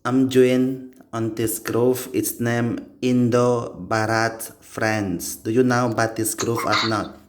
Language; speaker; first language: English; non-native, learner; Indonesian